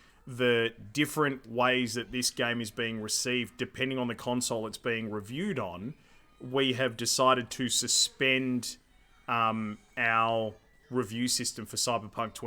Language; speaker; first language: English; native; English